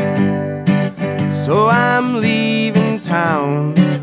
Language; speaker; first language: English; native; English